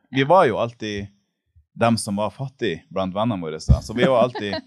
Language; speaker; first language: Norwegian; native; Norwegian